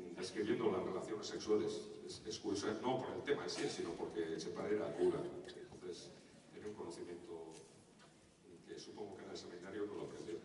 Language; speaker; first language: Spanish; non-native, local second language; Basque